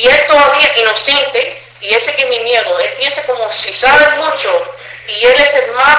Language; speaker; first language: Spanish; early bilingual, heritage; English